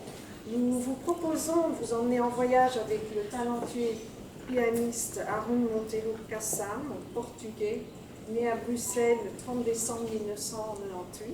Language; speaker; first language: French; native; French